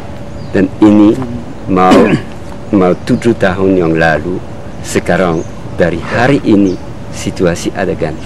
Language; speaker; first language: Indonesian; non-native, learner; French